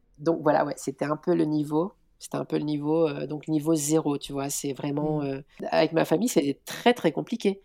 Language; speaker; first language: French; native; French